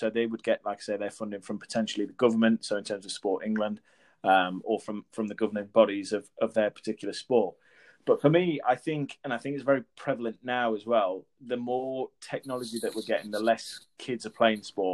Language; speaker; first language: English; native; English